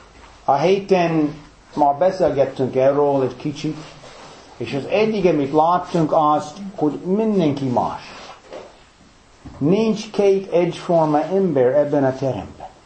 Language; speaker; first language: Hungarian; non-native, fluent; English